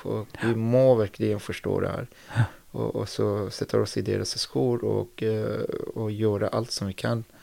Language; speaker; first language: Swedish; non-native, fluent; Persian